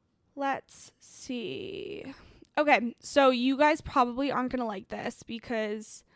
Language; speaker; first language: English; native; English